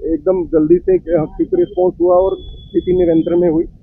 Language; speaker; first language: Hindi; non-native, local second language; Marathi